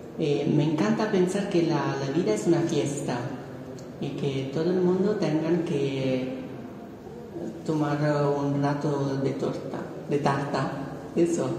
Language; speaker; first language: Spanish; non-native, fluent; Italian